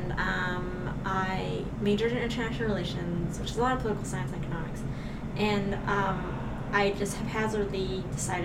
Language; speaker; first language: English; non-native, local second language; Cantonese